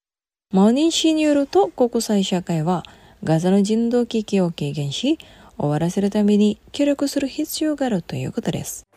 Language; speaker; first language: Japanese; non-native, fluent; Indonesian